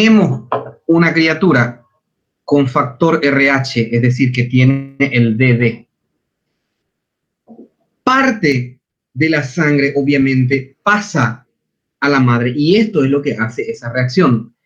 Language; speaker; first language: Spanish; native; Spanish